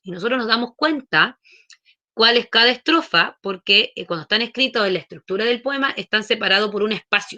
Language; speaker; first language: Spanish; native; Spanish